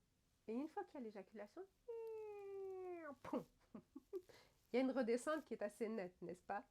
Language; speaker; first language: French; native; French